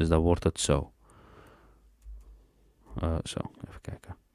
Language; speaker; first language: Dutch; early bilingual, other home language; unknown